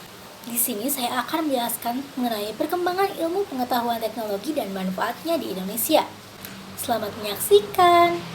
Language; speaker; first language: Indonesian; native; Indonesian